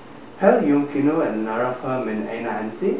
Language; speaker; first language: Arabic; non-native, learner; English